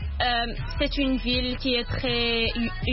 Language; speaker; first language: French; non-native, learner; Arabic